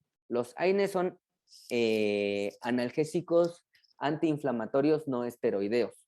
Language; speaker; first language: Spanish; native; Spanish